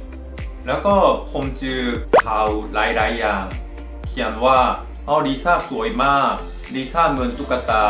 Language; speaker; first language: Thai; non-native, fluent; Korean